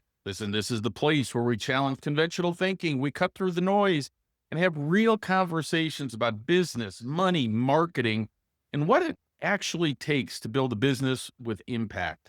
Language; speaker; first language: English; native; English